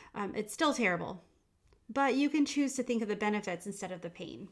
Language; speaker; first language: English; native; English